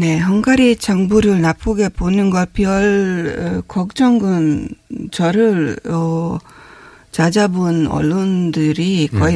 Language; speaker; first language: Korean; non-native, fluent; Hungarian